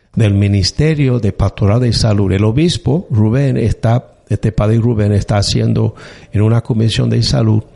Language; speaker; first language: Spanish; non-native, fluent; English